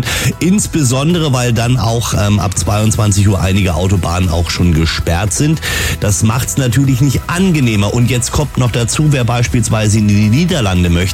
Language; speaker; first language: German; native; German